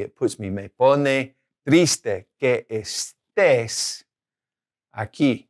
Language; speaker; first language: Spanish; non-native, fluent; English